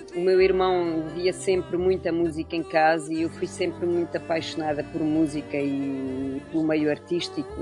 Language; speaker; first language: Portuguese; early bilingual, heritage; Portuguese